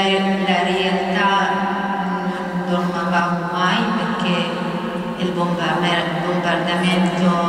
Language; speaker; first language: Italian; non-native, fluent; Arabic